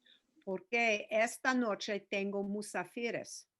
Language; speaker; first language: Spanish; non-native, learner; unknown